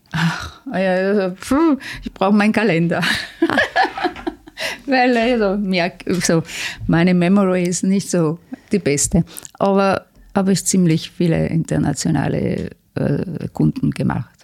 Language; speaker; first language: German; non-native, fluent; Italian